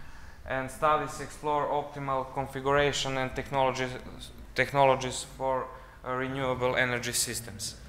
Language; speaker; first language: English; non-native, fluent; Serbian